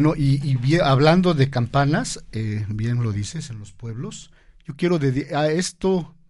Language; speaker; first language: Spanish; native; Spanish